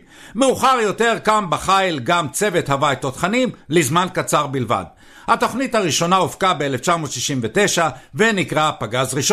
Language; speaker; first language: Hebrew; native; Hebrew